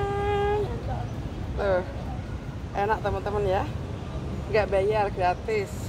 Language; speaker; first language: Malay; non-native, local second language; Javanese